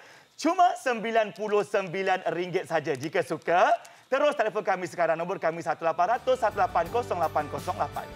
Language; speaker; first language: Malay; native; Malay